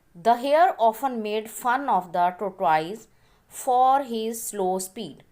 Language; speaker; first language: English; non-native, local second language; Urdu